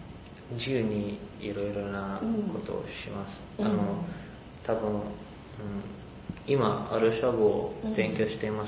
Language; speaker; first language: Japanese; non-native, learner; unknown